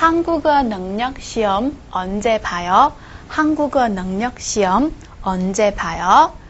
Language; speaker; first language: Korean; non-native, fluent; Chinese